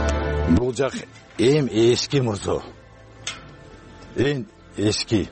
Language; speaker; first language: Kyrgyz; non-native, local second language; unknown